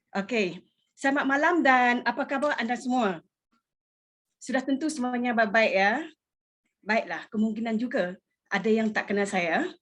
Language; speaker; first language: Malay; non-native, local second language; Iban